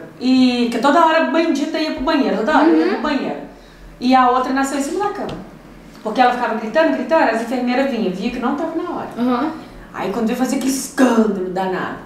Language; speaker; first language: Portuguese; native; Portuguese